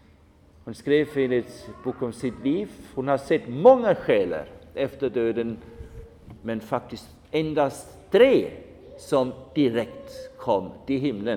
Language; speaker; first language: Swedish; non-native, fluent; German